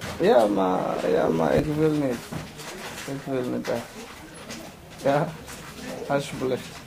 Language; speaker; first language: Dutch; non-native, learner; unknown